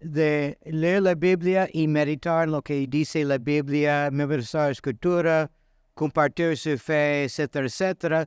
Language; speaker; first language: Spanish; non-native, fluent; English